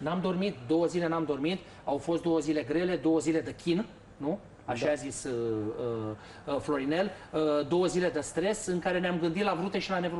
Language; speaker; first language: Romanian; native; Romanian